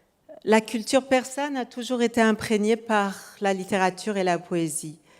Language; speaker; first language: French; non-native, fluent; Persian